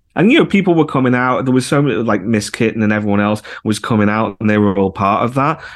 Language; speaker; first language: English; native; English